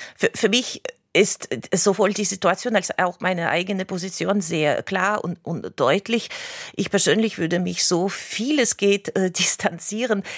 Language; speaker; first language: German; non-native, fluent; Russian